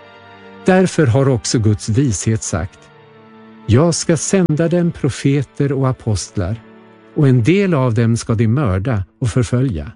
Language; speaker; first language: Swedish; native; Swedish